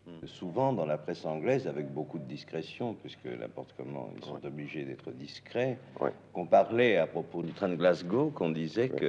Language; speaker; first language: French; native; French